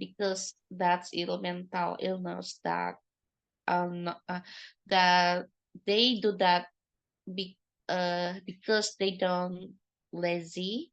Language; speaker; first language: English; non-native, learner; Indonesian